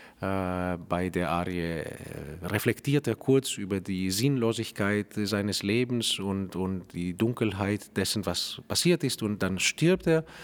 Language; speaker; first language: German; non-native, fluent; Greek